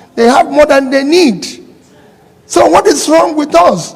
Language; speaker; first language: English; non-native, local second language; Igbo